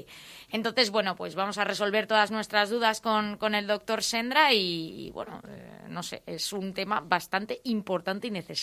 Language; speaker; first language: Spanish; native; Spanish